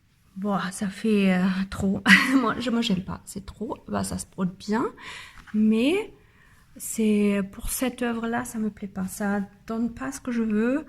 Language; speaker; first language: French; non-native, learner; German